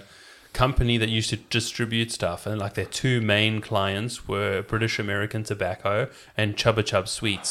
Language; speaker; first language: English; native; English